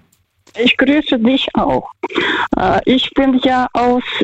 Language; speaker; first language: German; non-native, fluent; Russian